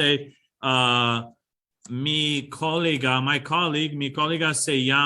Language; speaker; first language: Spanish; non-native, fluent; English